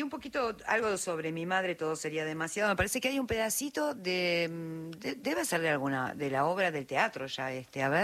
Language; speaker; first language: Spanish; native; Spanish